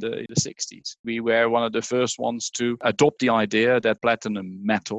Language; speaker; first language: English; non-native, fluent; Dutch